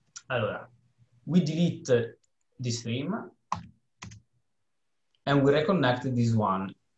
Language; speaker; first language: English; non-native, fluent; Italian